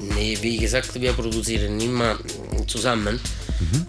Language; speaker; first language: German; non-native, learner; Italian